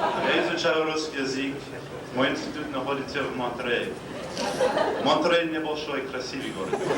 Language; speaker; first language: Russian; non-native, learner; English